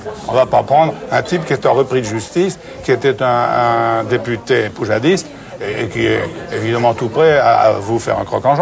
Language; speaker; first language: French; native; French